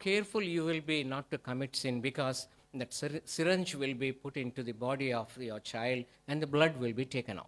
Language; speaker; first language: English; non-native, local second language; Telugu